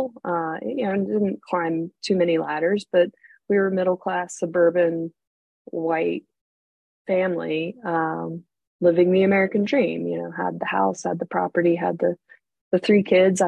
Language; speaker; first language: English; native; English